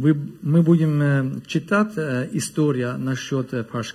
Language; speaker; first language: Russian; non-native, learner; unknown